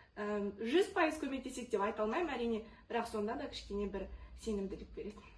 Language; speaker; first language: Kazakh; non-native, local second language; Russian